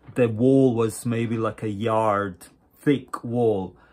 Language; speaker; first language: English; non-native, fluent; Latvian